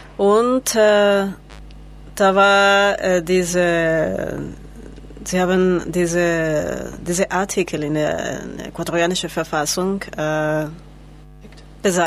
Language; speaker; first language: German; non-native, learner; Spanish